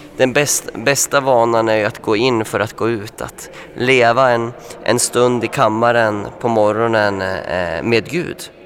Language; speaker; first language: Swedish; native; Swedish